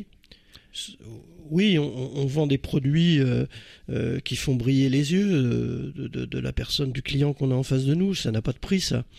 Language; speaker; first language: French; native; French